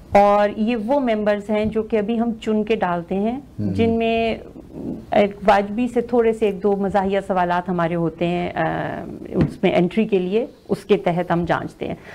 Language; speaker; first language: Urdu; native; Urdu